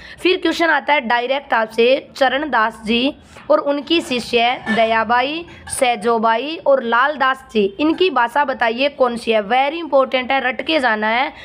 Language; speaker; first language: Hindi; native; Hindi